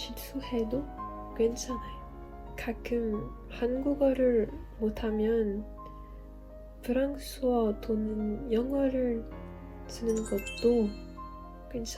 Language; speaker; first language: Korean; non-native, learner; French